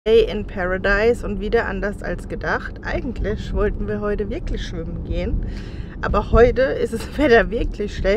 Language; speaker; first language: German; native; German